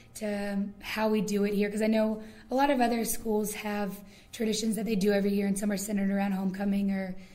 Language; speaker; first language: English; native; English